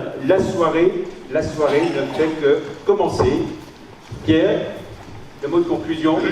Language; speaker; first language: French; native; French